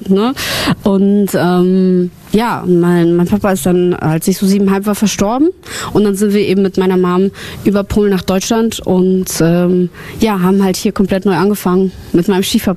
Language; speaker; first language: German; early bilingual, other home language; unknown